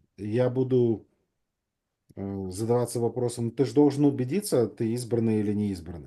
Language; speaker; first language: Russian; native; Russian